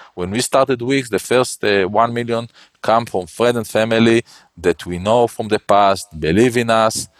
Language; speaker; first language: English; non-native, learner; Hebrew